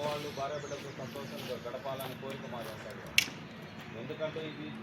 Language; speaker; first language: Telugu; native; Telugu